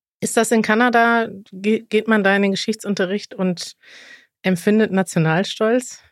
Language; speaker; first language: German; native; German